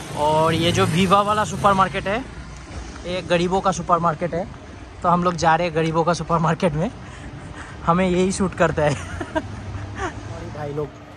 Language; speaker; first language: Hindi; native; Hindi